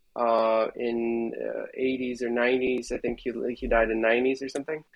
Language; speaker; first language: English; non-native, fluent; Russian